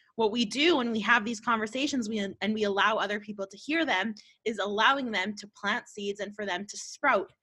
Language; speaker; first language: English; native; English